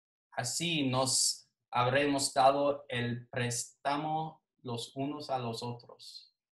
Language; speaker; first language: Spanish; non-native, fluent; English